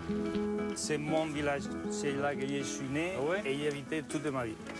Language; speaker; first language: French; non-native, fluent; Spanish